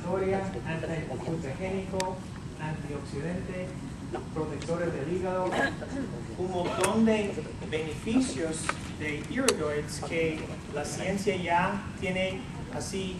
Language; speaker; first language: Spanish; early bilingual, heritage; English